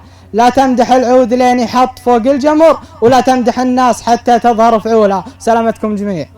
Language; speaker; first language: Arabic; native; Arabic